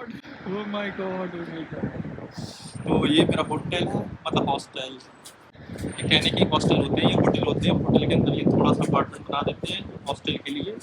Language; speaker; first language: Hindi; native; Hindi